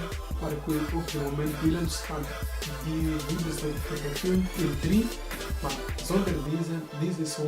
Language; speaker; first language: Dutch; early bilingual, other home language; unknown